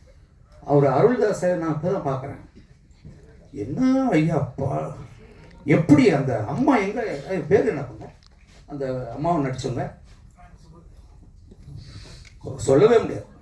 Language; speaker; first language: Tamil; native; Tamil